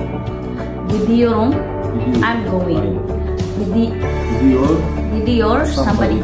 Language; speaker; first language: Turkish; non-native, learner; Filipino